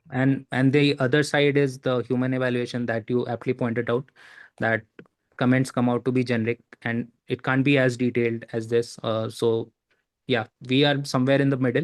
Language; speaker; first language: English; non-native, local second language; Hindi